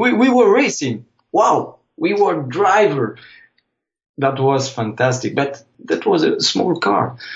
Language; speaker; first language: English; non-native, fluent; French